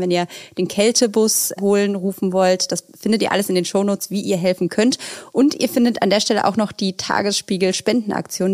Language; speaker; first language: German; native; German